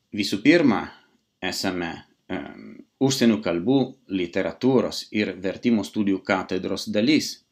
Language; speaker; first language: Lithuanian; non-native, fluent; Italian